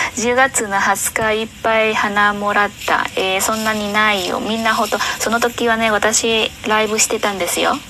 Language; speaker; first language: Japanese; non-native, fluent; Vietnamese